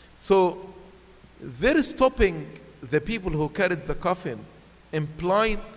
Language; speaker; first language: English; non-native, fluent; Arabic